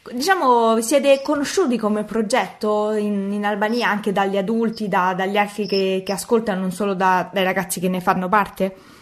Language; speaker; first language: Italian; native; Italian